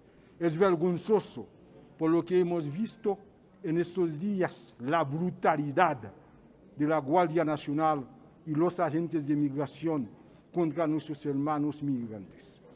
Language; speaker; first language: Spanish; non-native, fluent; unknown